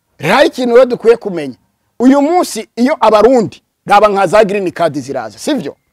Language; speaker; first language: Rundi; early bilingual, heritage; Rundi